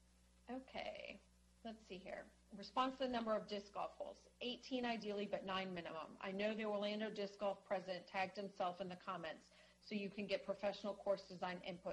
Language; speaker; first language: English; native; English